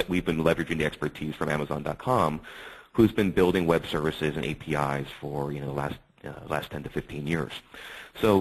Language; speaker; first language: English; native; English